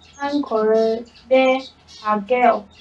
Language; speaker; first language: Korean; non-native, learner; Chinese